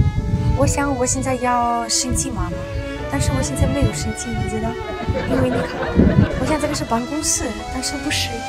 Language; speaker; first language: Chinese; non-native, learner; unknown